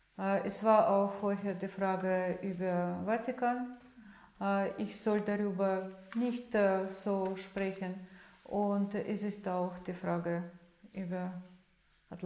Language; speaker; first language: German; non-native, fluent; Russian